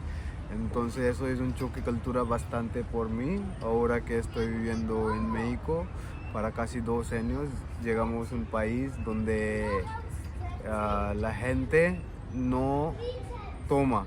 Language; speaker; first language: Spanish; non-native, learner; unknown